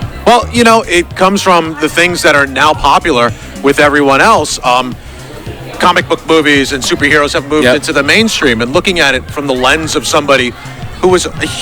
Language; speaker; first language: English; native; English